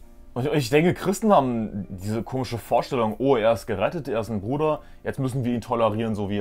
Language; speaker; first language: German; native; German